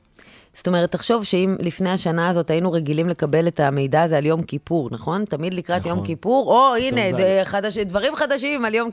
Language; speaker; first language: Hebrew; native; Hebrew